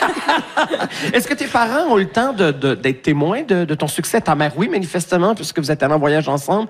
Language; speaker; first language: French; native; French